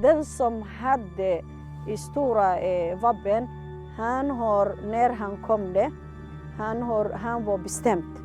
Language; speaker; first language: Swedish; non-native, learner; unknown